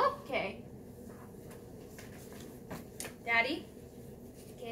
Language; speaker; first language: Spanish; non-native, learner; English